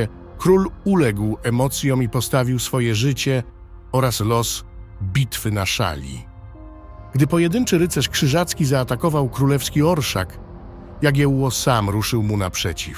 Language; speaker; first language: Polish; native; Polish